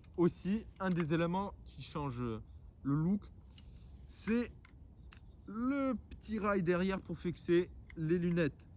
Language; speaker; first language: French; non-native, fluent; Ukrainian